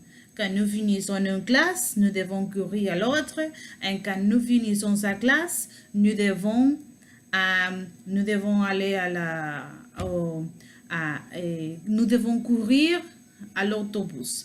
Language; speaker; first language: French; non-native, learner; Spanish